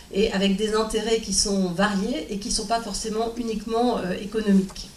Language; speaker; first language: French; non-native, fluent; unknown